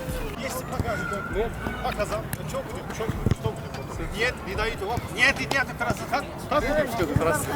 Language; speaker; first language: Russian; non-native, learner; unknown